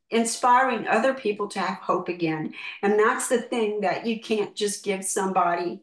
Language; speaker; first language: English; native; English